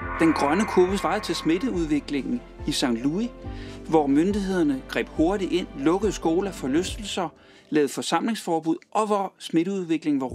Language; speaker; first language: Danish; native; Danish